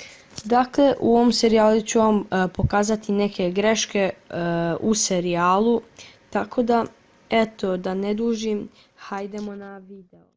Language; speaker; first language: Bosnian; native; Bosnian